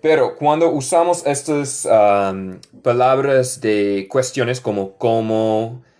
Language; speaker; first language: Spanish; non-native, learner; English